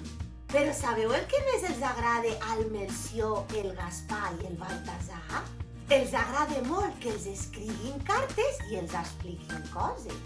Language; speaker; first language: Catalan; native; Catalan